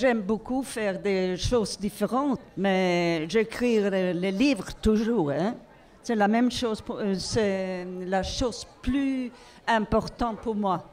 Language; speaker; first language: French; non-native, learner; Swedish